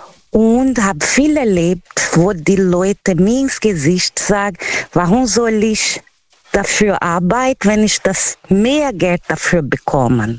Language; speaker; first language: German; non-native, learner; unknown